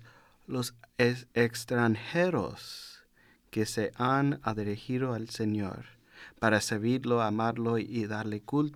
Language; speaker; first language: Spanish; non-native, learner; English